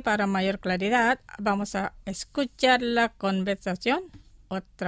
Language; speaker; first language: Spanish; non-native, fluent; Indonesian